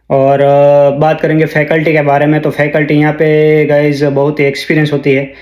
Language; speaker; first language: Hindi; non-native, local second language; Gujarati